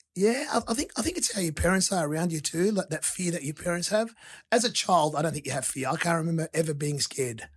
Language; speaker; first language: English; early bilingual, other home language; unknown